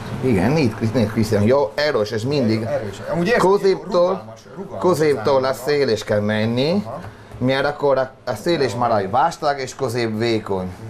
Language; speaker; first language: Hungarian; non-native, learner; Italian